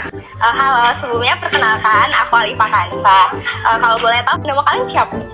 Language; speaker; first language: Indonesian; native; Indonesian